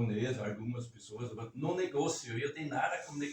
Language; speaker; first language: Portuguese; non-native, learner; German